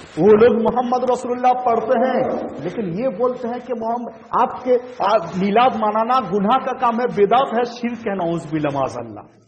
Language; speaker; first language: Urdu; non-native, local second language; Bangla